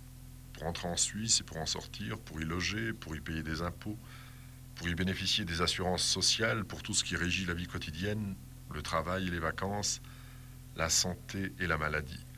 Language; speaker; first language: French; native; French